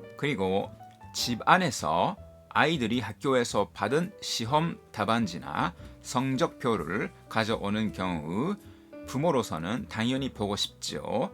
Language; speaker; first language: Korean; non-native, fluent; Japanese